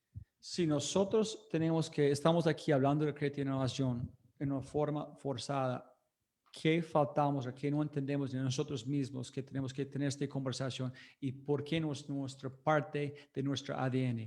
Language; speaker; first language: Spanish; non-native, fluent; English